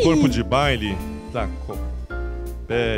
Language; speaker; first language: Portuguese; native; Portuguese